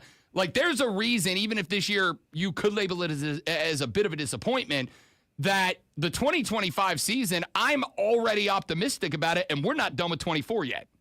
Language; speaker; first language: English; native; English